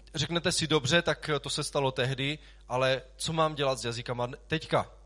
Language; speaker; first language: Czech; native; Czech